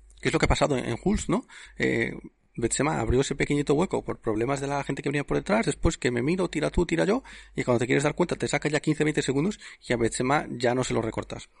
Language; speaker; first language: Spanish; native; Spanish